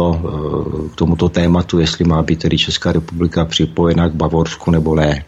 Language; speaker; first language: Czech; native; Czech